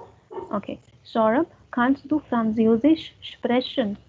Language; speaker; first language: German; non-native, fluent; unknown